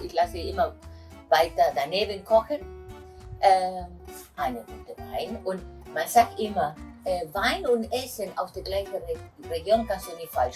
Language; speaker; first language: German; non-native, fluent; Italian